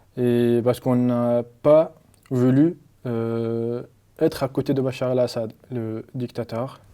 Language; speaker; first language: French; non-native, fluent; Arabic